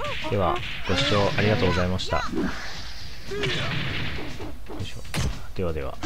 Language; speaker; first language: Japanese; native; Japanese